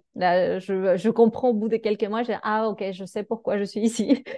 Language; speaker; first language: French; non-native, fluent; Spanish